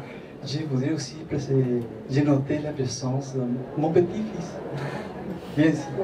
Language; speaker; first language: French; non-native, fluent; Spanish